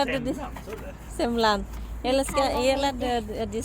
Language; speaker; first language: Swedish; non-native, learner; Filipino